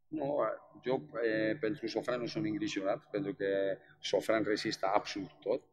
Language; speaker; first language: Romanian; non-native, fluent; Spanish